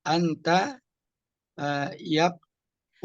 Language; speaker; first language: Arabic; non-native, learner; Indonesian